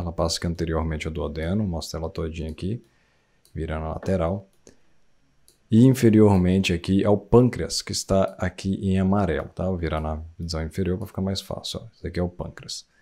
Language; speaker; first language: Portuguese; native; Portuguese